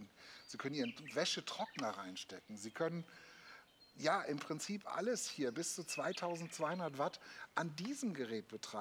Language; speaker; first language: German; native; German